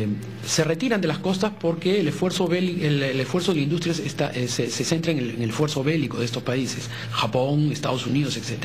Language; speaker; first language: Spanish; native; Spanish